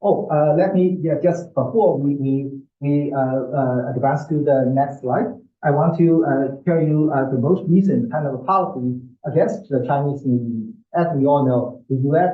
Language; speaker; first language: English; non-native, fluent; Chinese